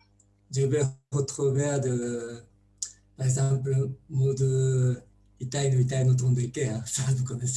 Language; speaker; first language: French; non-native, learner; Japanese